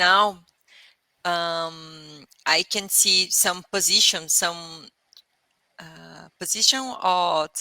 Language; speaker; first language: English; non-native, learner; Portuguese